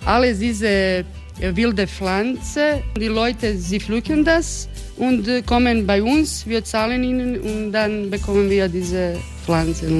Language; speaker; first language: German; non-native, learner; Croatian